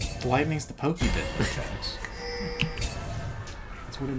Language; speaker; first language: English; native; English